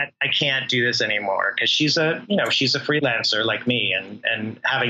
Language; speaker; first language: English; native; English